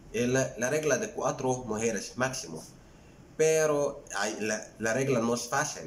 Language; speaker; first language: Spanish; non-native, fluent; Arabic